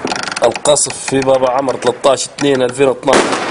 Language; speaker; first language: Arabic; native; Arabic